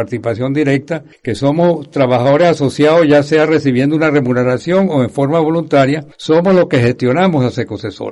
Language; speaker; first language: Spanish; native; Spanish